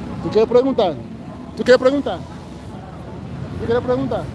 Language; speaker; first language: Spanish; non-native, fluent; English